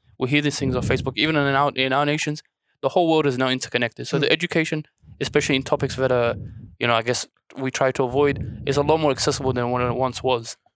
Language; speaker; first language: English; early bilingual, other home language; Arabic